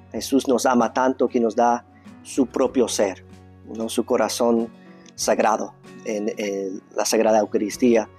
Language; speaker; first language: Spanish; non-native, fluent; English